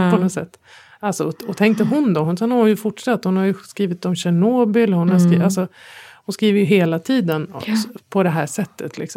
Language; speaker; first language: Swedish; native; Swedish